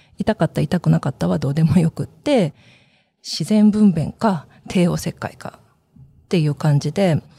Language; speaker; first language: Japanese; early bilingual, other home language; Korean